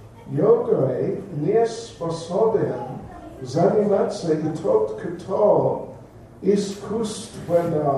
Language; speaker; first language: Russian; non-native, learner; English